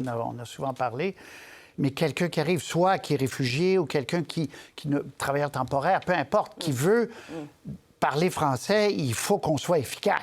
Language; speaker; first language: French; native; French